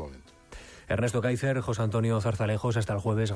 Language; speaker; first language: Spanish; native; Spanish